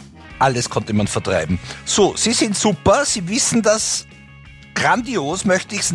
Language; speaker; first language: German; native; German